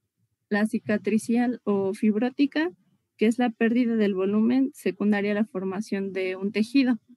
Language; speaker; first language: Spanish; native; Spanish